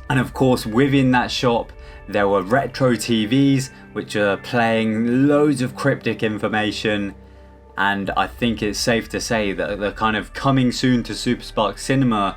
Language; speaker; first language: English; native; English